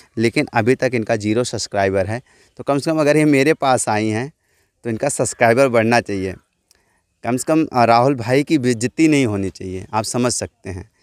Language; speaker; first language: Hindi; native; Hindi